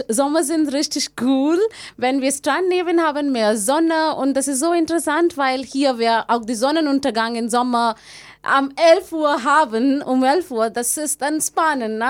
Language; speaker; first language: German; non-native, fluent; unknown